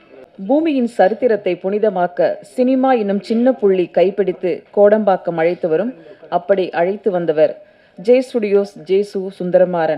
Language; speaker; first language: Tamil; native; Tamil